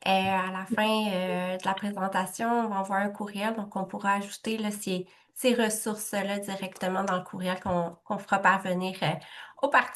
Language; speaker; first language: French; native; French